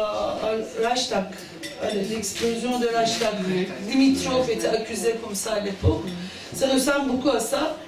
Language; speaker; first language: French; non-native, fluent; Turkish